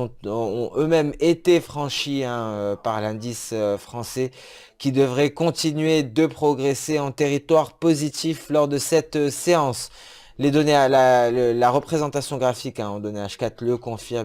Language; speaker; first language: French; native; French